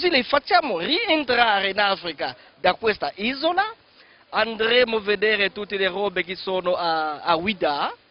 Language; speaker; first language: Italian; non-native, fluent; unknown